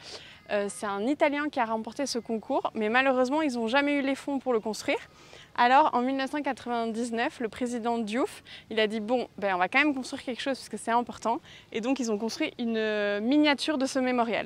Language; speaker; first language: French; native; French